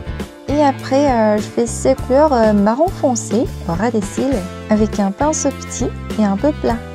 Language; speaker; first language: French; non-native, learner; Korean